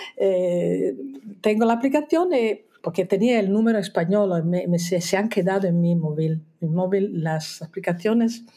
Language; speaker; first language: Spanish; non-native, fluent; Italian